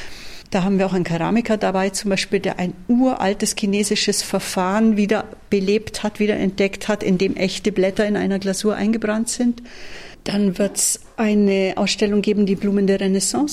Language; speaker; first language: German; native; German